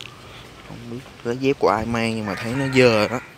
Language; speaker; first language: Vietnamese; native; Vietnamese